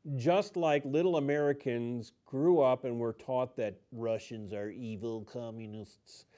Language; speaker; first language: English; native; English